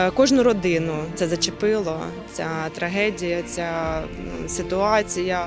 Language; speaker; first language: Ukrainian; native; Ukrainian